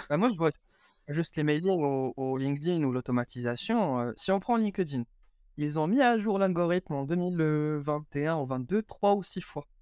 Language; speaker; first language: French; non-native, local second language; Arabic